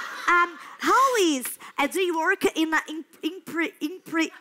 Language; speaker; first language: English; non-native, learner; Portuguese